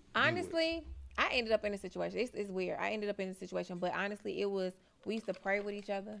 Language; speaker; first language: English; native; English